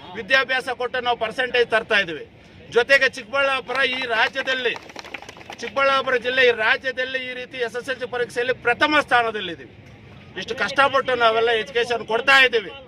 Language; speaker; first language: Kannada; native; Kannada